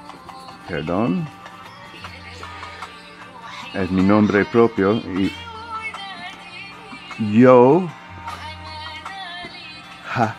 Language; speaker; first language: Spanish; non-native, fluent; English